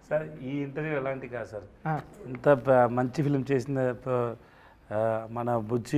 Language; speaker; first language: Telugu; non-native, local second language; Tamil